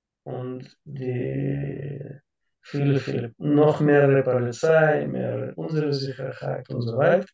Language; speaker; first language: German; non-native, learner; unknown